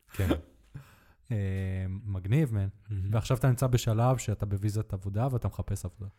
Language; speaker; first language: Hebrew; native; Hebrew